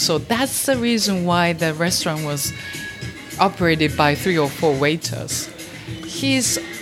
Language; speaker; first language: English; non-native, fluent; Japanese